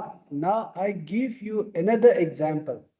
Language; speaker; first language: English; non-native, fluent; Tibetan